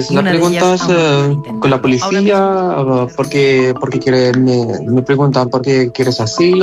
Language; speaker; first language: Spanish; non-native, learner; Arabic